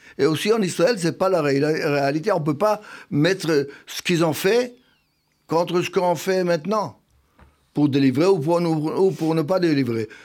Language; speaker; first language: French; non-native, fluent; Hebrew